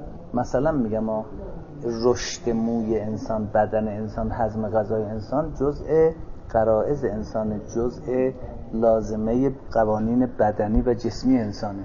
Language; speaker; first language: Persian; native; Persian